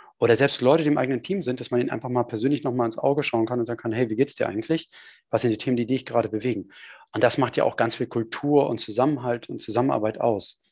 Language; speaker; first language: German; native; German